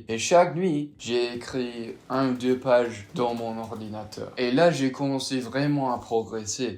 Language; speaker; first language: French; non-native, fluent; English